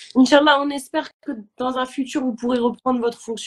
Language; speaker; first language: French; native; French